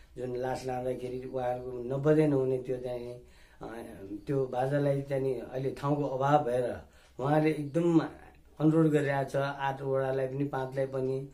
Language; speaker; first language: Nepali; non-native, local second language; Newari